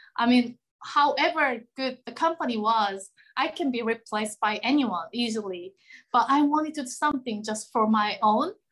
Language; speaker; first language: English; non-native, fluent; Korean